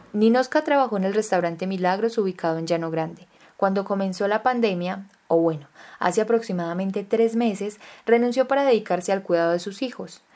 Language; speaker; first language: Spanish; native; Spanish